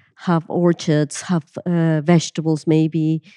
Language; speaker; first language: English; non-native, fluent; Spanish